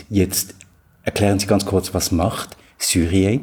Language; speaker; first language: German; native; German